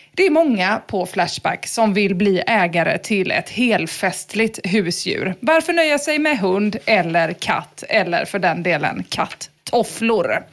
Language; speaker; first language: Swedish; native; Swedish